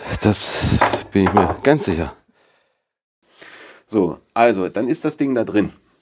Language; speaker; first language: German; native; German